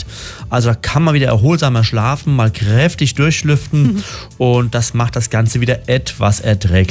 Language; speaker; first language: German; native; German